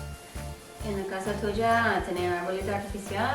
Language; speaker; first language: Spanish; non-native, learner; English